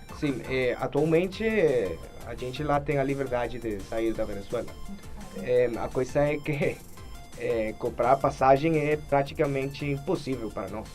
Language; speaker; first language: Portuguese; non-native, fluent; Spanish